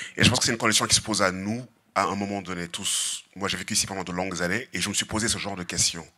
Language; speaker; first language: French; non-native, local second language; Serer